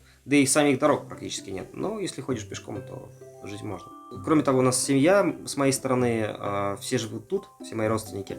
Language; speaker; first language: Russian; native; Russian